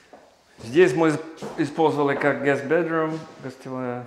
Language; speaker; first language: Russian; non-native, learner; English